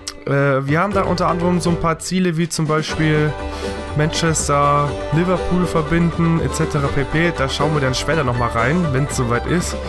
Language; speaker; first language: German; native; German